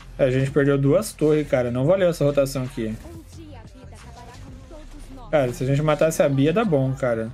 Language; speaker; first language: Portuguese; native; Portuguese